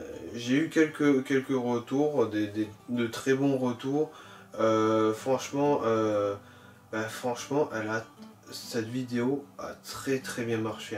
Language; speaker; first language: French; native; French